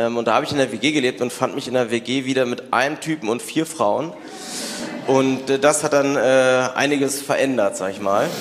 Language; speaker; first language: German; native; German